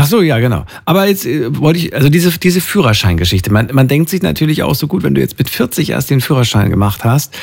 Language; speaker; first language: German; native; German